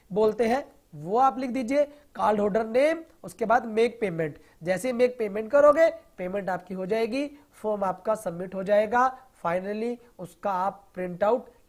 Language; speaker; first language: Hindi; non-native, local second language; Punjabi